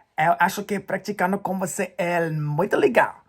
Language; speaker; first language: Portuguese; non-native, learner; English